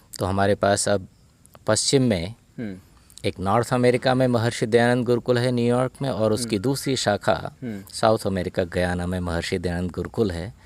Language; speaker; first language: Hindi; native; Hindi